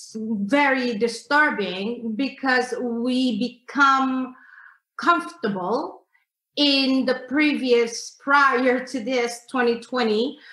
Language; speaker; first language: English; non-native, fluent; Indonesian